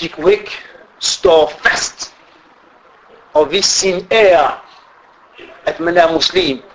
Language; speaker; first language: Danish; non-native, fluent; Arabic